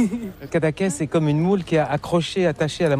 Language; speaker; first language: French; native; French